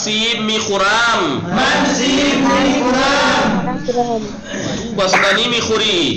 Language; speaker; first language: Persian; non-native, fluent; Urdu